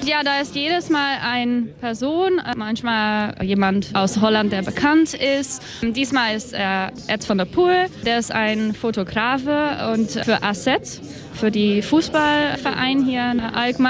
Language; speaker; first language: German; non-native, learner; Dutch